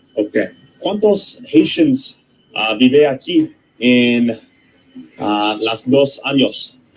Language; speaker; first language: Spanish; non-native, learner; English